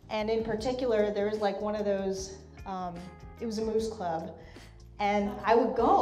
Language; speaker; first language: English; native; English